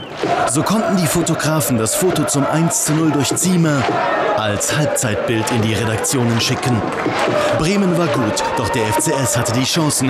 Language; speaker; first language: German; native; German